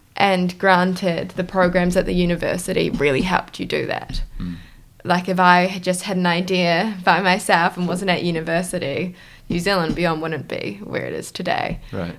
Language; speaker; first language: English; native; English